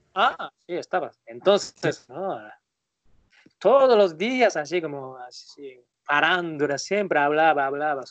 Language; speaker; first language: Spanish; non-native, learner; Japanese